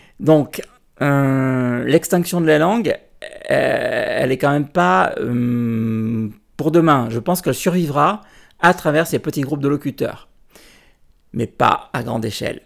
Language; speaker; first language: French; native; French